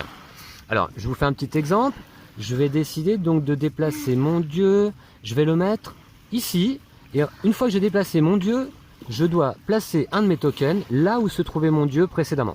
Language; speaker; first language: French; native; French